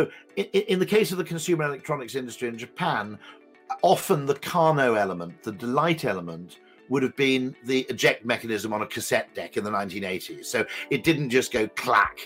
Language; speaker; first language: English; native; English